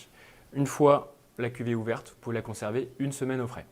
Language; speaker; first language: French; native; French